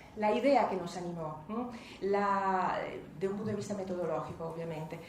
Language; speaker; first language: Spanish; non-native, fluent; Italian